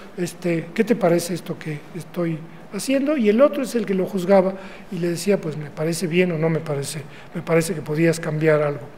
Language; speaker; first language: Spanish; native; Spanish